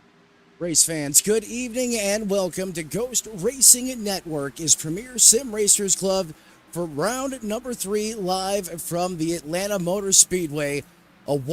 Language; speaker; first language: English; native; English